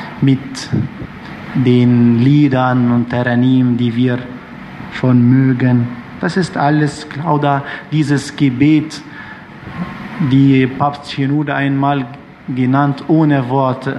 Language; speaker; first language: German; non-native, fluent; Arabic